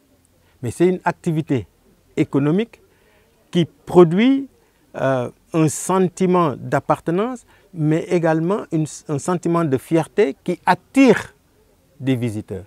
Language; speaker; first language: French; non-native, local second language; Wolof